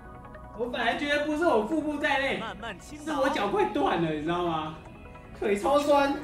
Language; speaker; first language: Chinese; native; Chinese